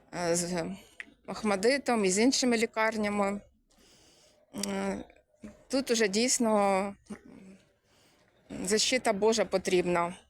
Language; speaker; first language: Ukrainian; native; Ukrainian